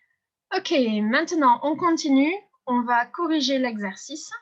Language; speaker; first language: French; non-native, fluent; English